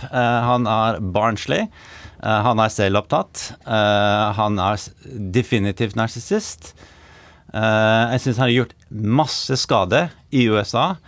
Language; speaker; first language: Norwegian; non-native, fluent; English